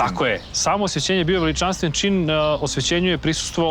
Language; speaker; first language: Bosnian; native; Bosnian